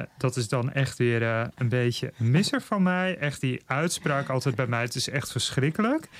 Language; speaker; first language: Dutch; native; Dutch